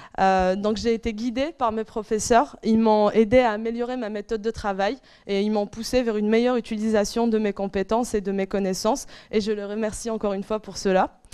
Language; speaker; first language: French; non-native, local second language; Arabic